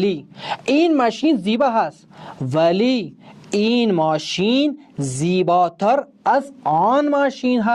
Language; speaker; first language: Persian; non-native, fluent; Urdu